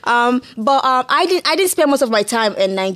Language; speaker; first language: English; non-native, local second language; Igbo